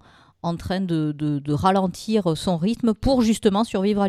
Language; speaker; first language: French; native; French